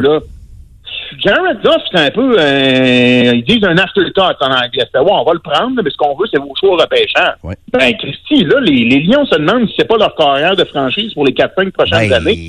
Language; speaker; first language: French; native; French